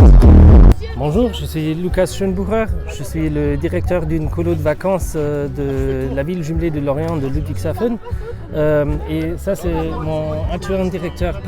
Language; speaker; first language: French; non-native, fluent; German